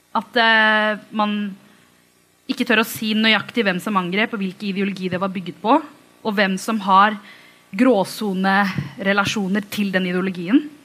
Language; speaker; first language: Norwegian; early bilingual, other home language; Tamil